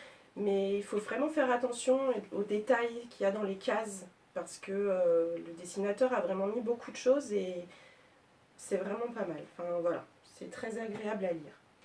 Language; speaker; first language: French; native; French